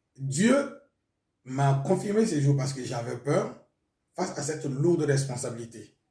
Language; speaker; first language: French; non-native, local second language; Mossi